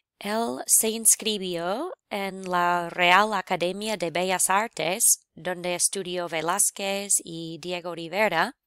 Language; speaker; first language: Spanish; non-native, fluent; English